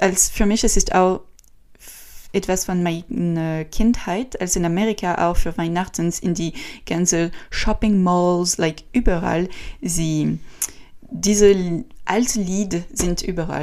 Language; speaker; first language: German; non-native, learner; French